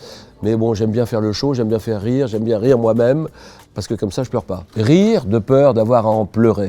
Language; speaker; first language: French; native; French